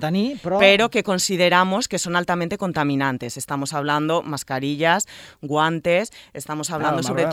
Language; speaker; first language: Spanish; native; Spanish